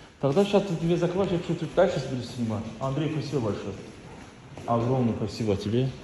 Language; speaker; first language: Russian; non-native, learner; Turkish